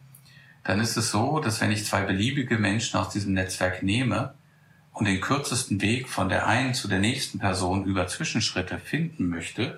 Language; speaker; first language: German; native; German